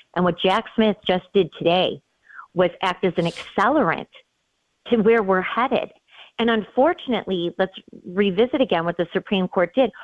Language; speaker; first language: English; native; English